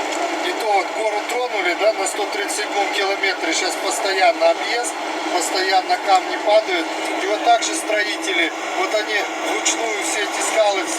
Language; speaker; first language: Russian; native; Russian